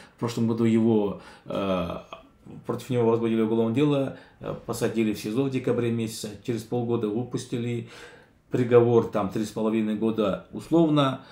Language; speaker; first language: Russian; non-native, local second language; Kazakh